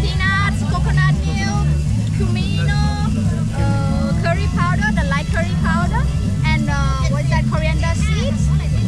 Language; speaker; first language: English; non-native, learner; Thai